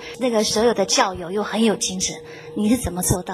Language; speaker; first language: Chinese; native; Chinese